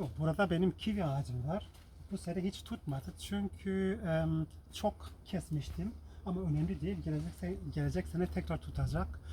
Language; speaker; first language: Turkish; non-native, local second language; Kurdish